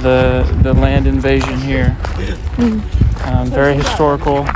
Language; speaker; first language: English; native; English